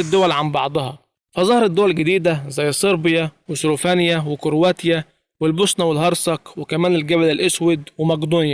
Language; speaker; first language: Arabic; native; Arabic